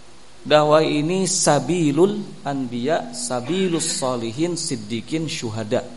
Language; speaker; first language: Indonesian; native; Indonesian